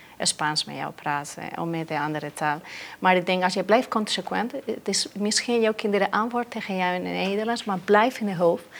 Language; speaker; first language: Dutch; non-native, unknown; Spanish